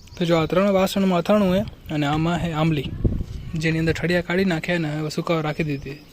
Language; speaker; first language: Gujarati; native; Gujarati